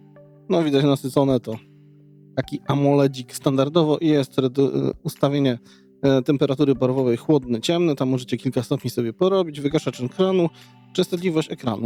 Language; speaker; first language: Polish; native; Polish